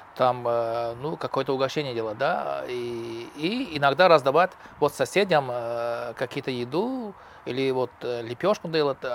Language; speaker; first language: Russian; non-native, local second language; Tajik